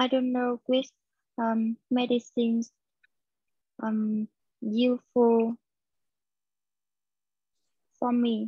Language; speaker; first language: English; non-native, learner; Vietnamese